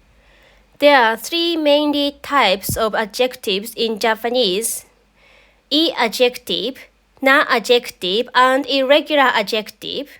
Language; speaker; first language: English; non-native, fluent; Japanese